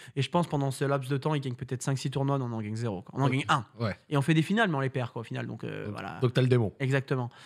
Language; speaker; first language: French; native; French